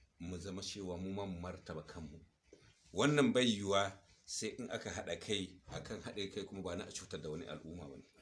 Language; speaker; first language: Hausa; non-native, local second language; Fula